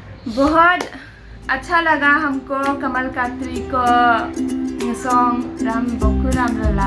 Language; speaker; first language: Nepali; non-native, local second language; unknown